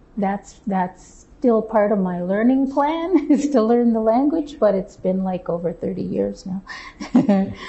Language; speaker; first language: English; native; English